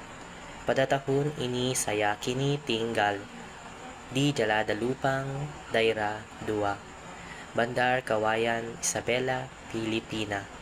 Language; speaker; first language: Indonesian; non-native, learner; Filipino